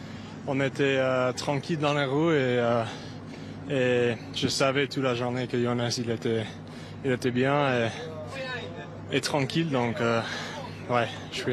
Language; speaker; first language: French; non-native, fluent; English